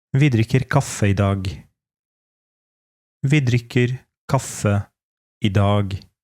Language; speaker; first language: Norwegian; non-native, fluent; Polish